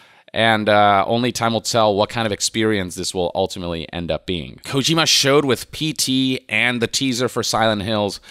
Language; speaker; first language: English; native; English